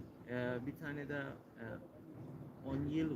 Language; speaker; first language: Turkish; non-native, learner; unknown